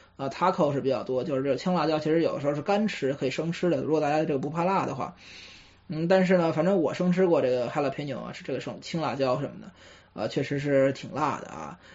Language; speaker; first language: Chinese; native; Chinese